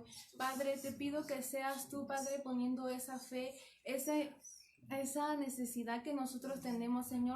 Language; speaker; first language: Spanish; native; Spanish